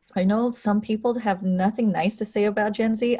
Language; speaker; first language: English; native; English